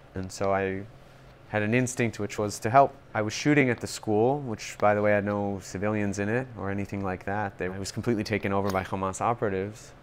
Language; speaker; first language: English; native; English